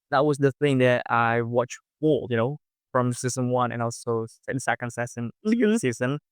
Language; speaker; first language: English; non-native, fluent; Indonesian